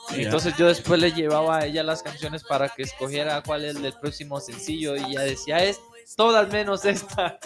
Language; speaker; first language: Spanish; native; Spanish